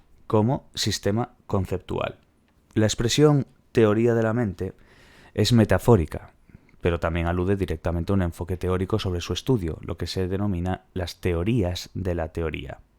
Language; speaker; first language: Spanish; native; Spanish